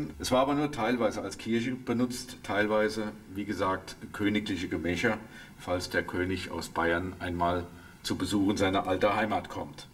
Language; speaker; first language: German; native; German